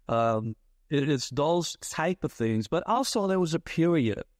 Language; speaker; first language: English; native; English